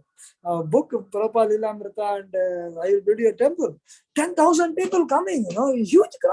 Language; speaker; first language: English; non-native, local second language; Hindi